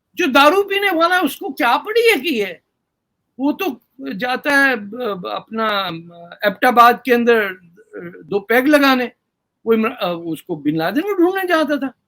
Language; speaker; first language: Urdu; native; Urdu